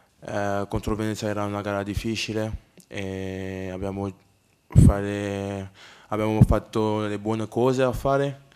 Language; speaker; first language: Italian; non-native, learner; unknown